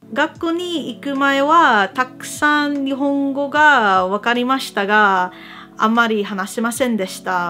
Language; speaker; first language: Japanese; non-native, learner; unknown